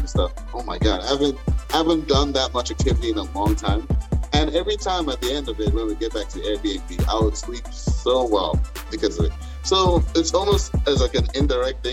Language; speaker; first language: English; non-native, local second language; Yoruba